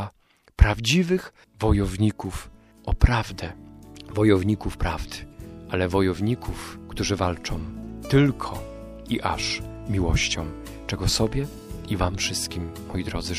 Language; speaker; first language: Polish; native; Polish